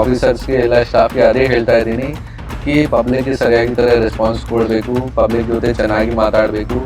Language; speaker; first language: Kannada; non-native, local second language; Hindi